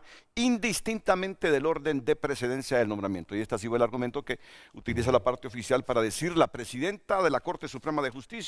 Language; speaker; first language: Spanish; native; Spanish